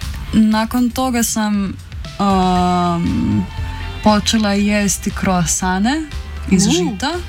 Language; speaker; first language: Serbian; early bilingual, heritage; Croatian